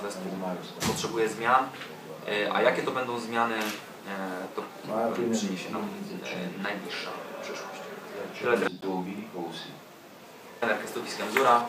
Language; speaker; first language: Polish; native; Polish